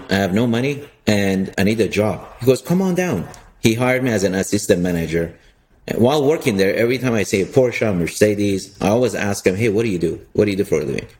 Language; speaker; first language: English; early bilingual, other home language; Persian